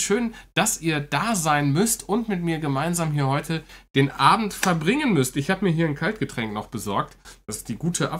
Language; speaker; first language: German; native; German